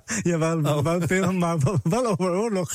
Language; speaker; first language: Dutch; non-native, fluent; Arabic